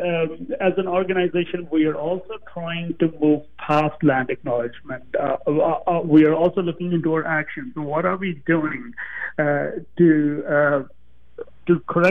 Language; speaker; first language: English; non-native, local second language; Punjabi